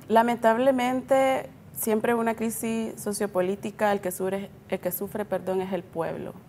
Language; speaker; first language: Spanish; native; Spanish